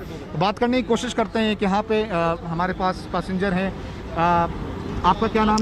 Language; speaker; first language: Hindi; native; Hindi